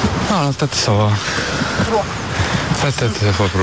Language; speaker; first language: French; non-native, learner; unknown